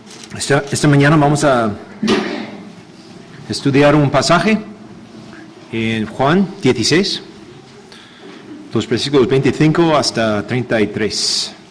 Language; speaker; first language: Spanish; non-native, fluent; English